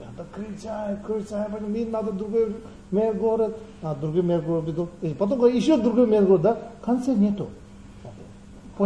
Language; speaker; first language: Russian; non-native, learner; Tibetan